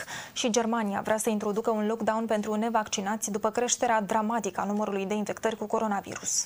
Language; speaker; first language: Romanian; native; Romanian